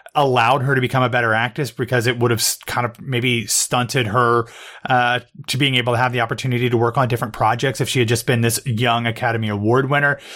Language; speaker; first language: English; native; English